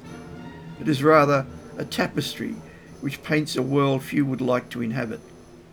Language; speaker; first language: English; native; English